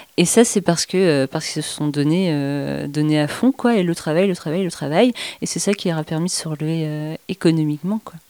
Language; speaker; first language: French; native; French